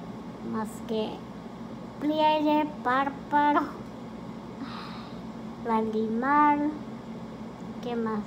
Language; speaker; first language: Spanish; early bilingual, heritage; Spanish